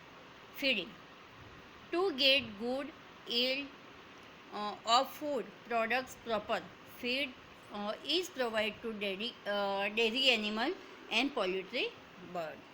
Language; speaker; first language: English; non-native, local second language; Hindi